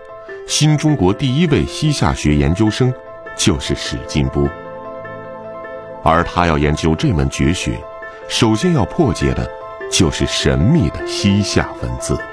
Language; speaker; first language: Chinese; native; Chinese